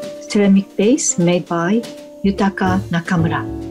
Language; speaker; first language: English; non-native, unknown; Japanese